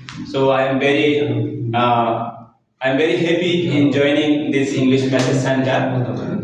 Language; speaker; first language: English; non-native, learner; Bangla